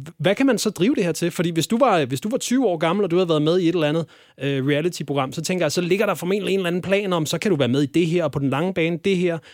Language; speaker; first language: Danish; native; Danish